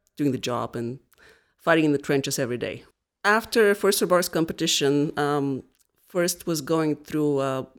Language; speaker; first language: English; non-native, fluent; Bulgarian